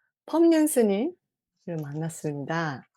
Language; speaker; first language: Korean; non-native, fluent; Japanese